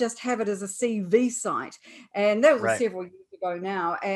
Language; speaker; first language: English; native; English